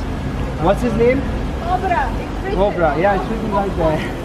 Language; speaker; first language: English; non-native, fluent; Portuguese